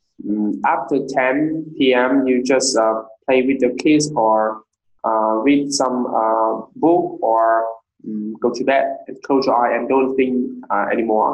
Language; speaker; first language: English; non-native, learner; Vietnamese